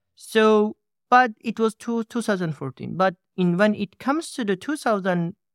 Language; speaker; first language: English; non-native, fluent; Uyghur